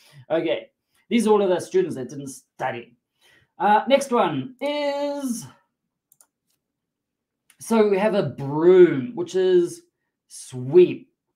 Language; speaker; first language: English; native; English